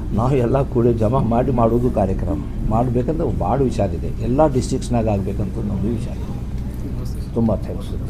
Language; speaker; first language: Kannada; non-native, local second language; Urdu